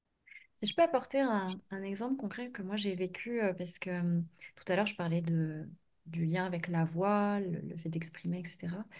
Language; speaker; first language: French; native; French